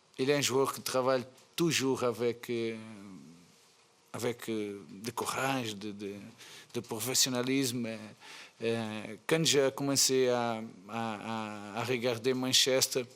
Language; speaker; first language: French; non-native, fluent; Portuguese